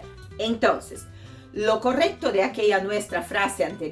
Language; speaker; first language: Spanish; non-native, fluent; Portuguese